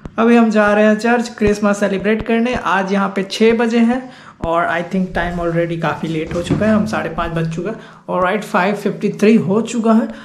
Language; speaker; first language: Hindi; native; Hindi